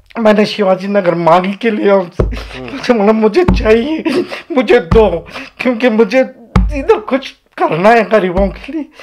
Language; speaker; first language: Hindi; non-native, local second language; Urdu